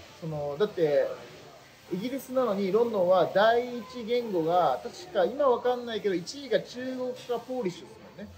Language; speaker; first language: Japanese; native; Japanese